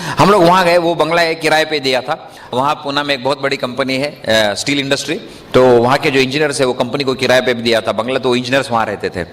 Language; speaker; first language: Hindi; non-native, local second language; Marathi